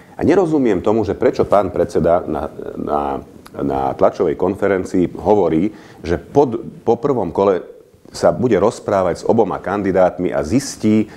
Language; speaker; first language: Slovak; non-native, local second language; Hungarian